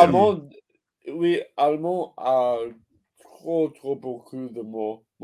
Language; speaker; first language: French; non-native, learner; English